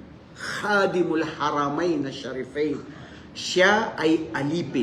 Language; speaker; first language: Filipino; non-native, local second language; Maranao